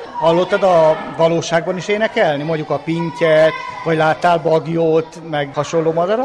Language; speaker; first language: Hungarian; native; Hungarian